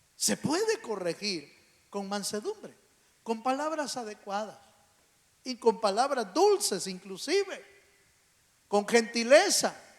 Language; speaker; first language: Spanish; native; Spanish